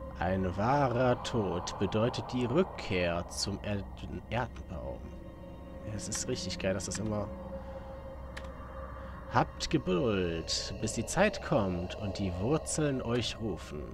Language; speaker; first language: German; native; German